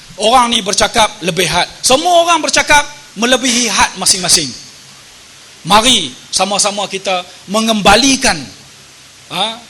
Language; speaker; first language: Malay; native; Malay